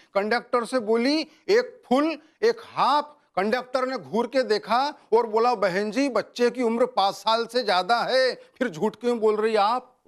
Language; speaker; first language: Hindi; non-native, local second language; Telugu